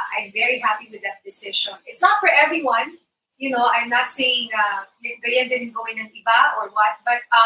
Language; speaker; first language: English; non-native, local second language; Iloko